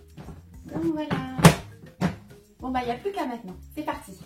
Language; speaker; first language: French; native; French